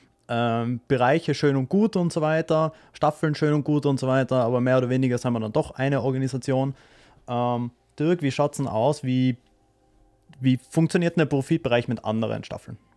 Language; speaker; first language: German; native; German